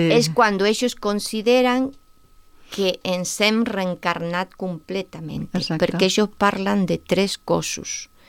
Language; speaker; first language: Catalan; non-native, fluent; Spanish